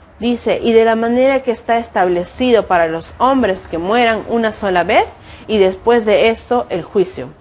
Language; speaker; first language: Spanish; native; Spanish